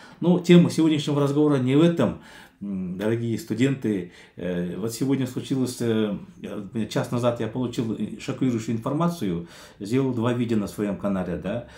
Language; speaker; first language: Russian; non-native, local second language; Kazakh